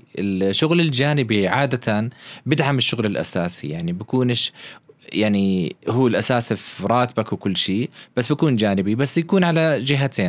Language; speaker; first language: Arabic; native; Arabic